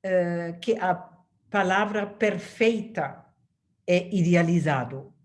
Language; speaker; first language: Portuguese; non-native, fluent; German